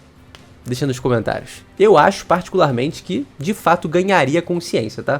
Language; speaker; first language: Portuguese; native; Portuguese